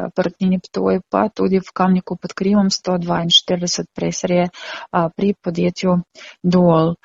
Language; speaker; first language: Slovenian; non-native, fluent; Ukrainian